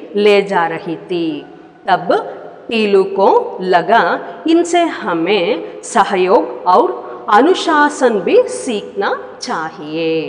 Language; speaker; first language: Hindi; non-native, local second language; Kannada